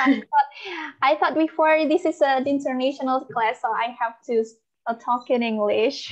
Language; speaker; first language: English; non-native, learner; Indonesian